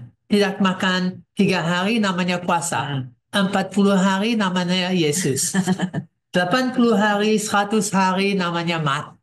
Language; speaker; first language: Indonesian; non-native, fluent; English